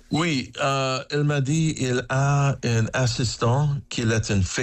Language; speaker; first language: French; non-native, learner; English